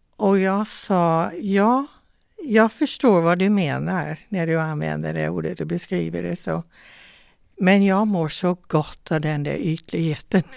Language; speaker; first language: Swedish; non-native, fluent; English